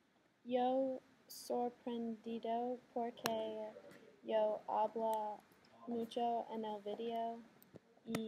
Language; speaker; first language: Spanish; non-native, learner; English